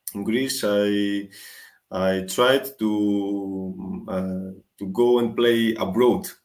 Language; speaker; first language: English; non-native, fluent; Greek